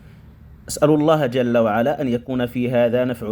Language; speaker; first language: Arabic; non-native, fluent; Indonesian